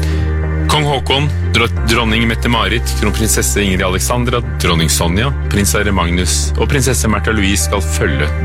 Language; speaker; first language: Norwegian; native; Norwegian